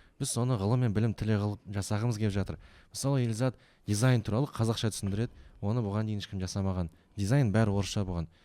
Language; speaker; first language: Kazakh; native; Kazakh